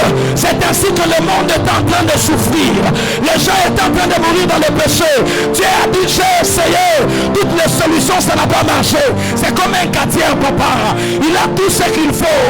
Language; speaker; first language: French; non-native, local second language; Swahili